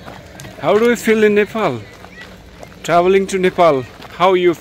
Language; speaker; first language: English; non-native, learner; Nepali